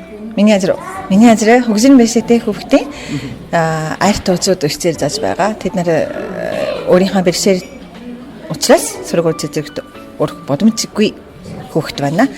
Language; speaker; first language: Mongolian; non-native, fluent; Japanese